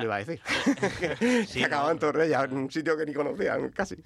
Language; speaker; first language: Spanish; native; Spanish